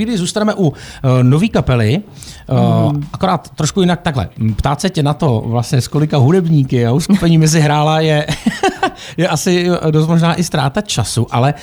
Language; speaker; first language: Czech; native; Czech